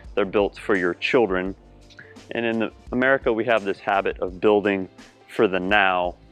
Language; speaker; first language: English; native; English